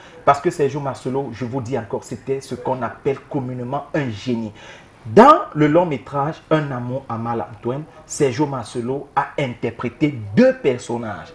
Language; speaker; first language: French; native; French